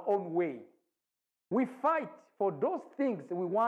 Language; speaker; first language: English; non-native, local second language; Kinyarwanda